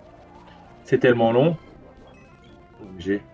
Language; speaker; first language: French; native; French